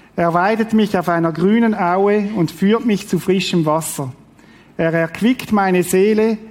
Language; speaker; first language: German; native; German